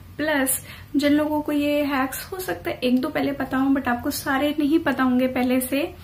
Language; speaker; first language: Hindi; native; Hindi